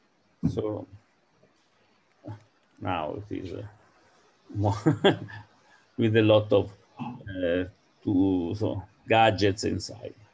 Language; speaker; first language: English; non-native, fluent; Italian